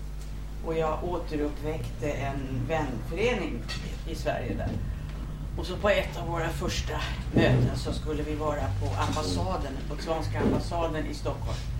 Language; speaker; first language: Swedish; native; Swedish